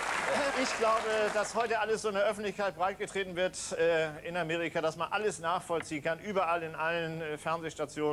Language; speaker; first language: German; native; German